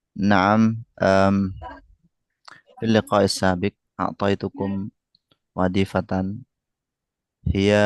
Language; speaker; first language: Arabic; non-native, fluent; Indonesian